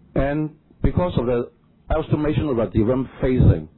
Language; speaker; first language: English; non-native, local second language; Cantonese